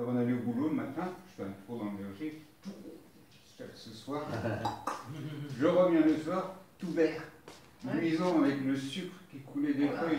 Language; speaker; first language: French; native; French